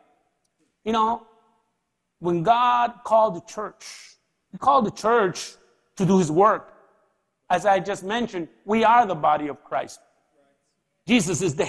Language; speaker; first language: English; early bilingual, other home language; Spanish